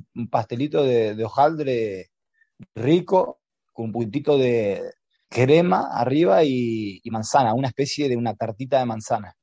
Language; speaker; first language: Spanish; native; Spanish